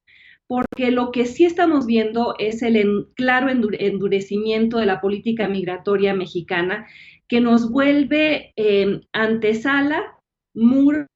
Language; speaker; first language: Spanish; native; Spanish